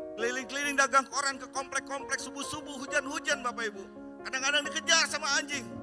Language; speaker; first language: Indonesian; native; Indonesian